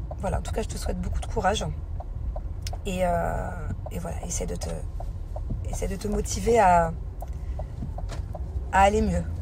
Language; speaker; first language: French; native; French